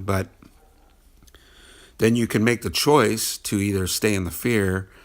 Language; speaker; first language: English; native; English